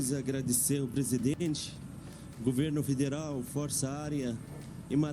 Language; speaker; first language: Portuguese; non-native, fluent; Arabic